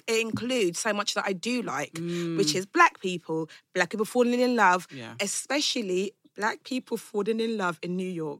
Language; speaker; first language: English; non-native, local second language; Yoruba